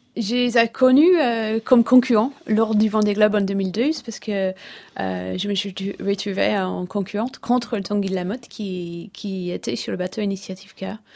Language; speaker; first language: French; non-native, fluent; English